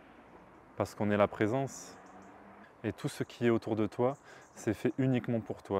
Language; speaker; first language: French; native; French